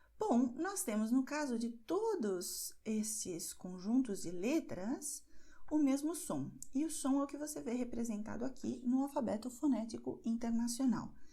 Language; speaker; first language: Portuguese; native; Portuguese